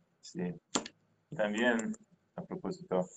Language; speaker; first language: Spanish; non-native, fluent; English